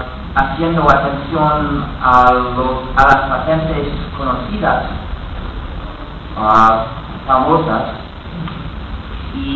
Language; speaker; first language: Spanish; non-native, fluent; English